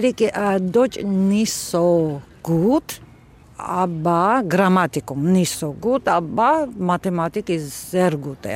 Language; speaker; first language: German; non-native, learner; Armenian